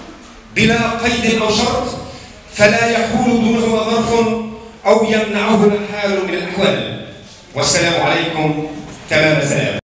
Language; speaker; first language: Arabic; native; Arabic